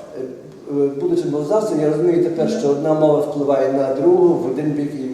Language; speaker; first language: Ukrainian; early bilingual, heritage; Ukrainian